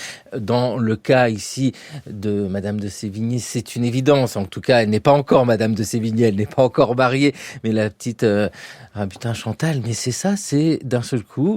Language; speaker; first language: French; native; French